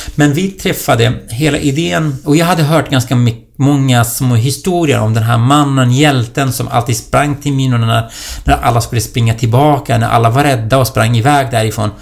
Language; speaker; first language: Swedish; non-native, fluent; Kurdish